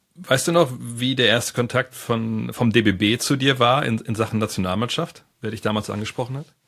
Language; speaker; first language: German; native; German